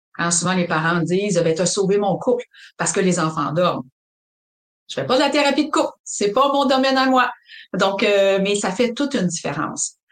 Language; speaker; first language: French; native; French